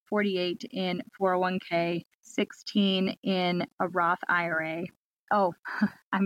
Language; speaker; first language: English; native; English